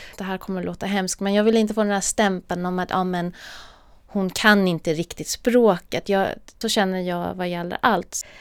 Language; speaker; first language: Swedish; non-native, fluent; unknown